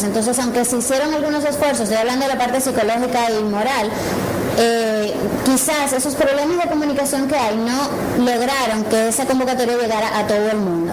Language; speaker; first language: Spanish; native; Spanish